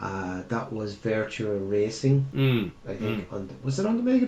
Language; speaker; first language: English; native; English